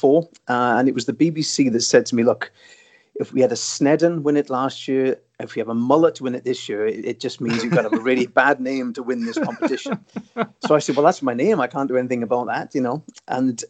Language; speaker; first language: English; native; English